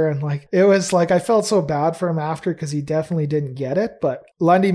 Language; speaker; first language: English; native; English